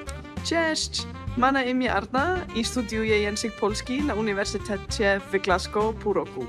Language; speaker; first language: Polish; non-native, learner; Icelandic